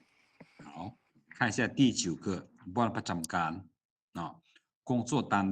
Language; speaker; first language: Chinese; non-native, fluent; Lao